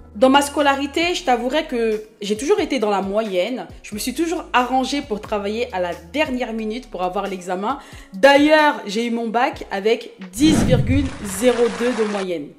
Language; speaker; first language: French; early bilingual, other home language; Haitian Creole